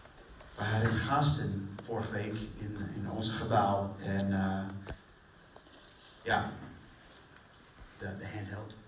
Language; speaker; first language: Dutch; non-native, fluent; English